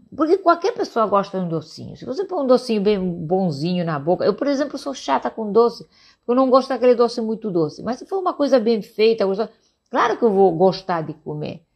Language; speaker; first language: Portuguese; non-native, fluent; Catalan